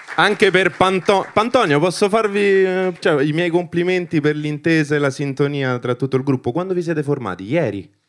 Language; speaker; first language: Italian; early bilingual, other home language; Albanian